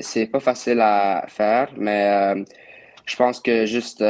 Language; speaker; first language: French; non-native, local second language; English